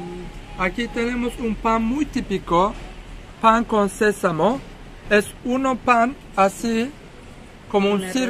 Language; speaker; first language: Spanish; non-native, fluent; Turkish